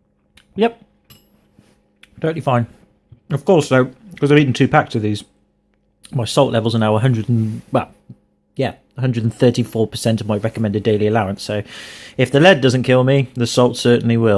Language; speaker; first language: English; native; English